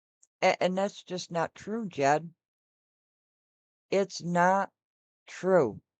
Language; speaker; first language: English; native; English